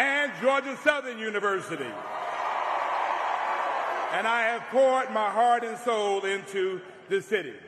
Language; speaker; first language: English; native; English